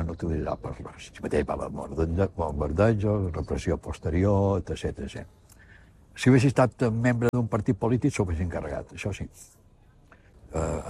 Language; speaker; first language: Catalan; native; Catalan